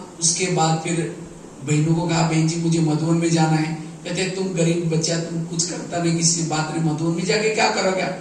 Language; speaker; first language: Hindi; non-native, local second language; Marathi